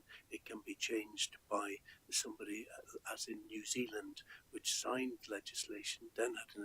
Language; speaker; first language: English; native; English